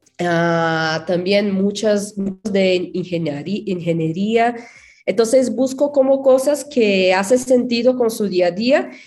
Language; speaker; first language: Spanish; non-native, fluent; Portuguese